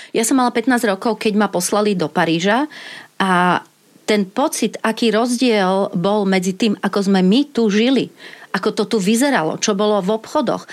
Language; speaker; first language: Slovak; native; Slovak